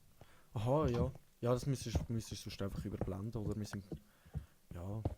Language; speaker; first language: German; native; German